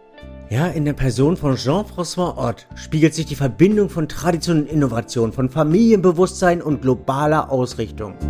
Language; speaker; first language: German; native; German